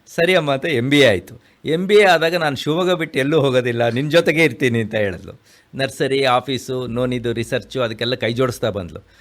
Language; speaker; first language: Kannada; native; Kannada